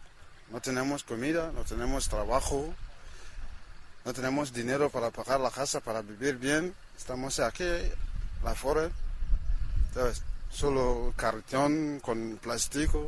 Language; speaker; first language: Spanish; non-native, learner; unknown